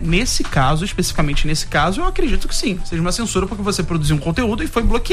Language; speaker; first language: Portuguese; native; Portuguese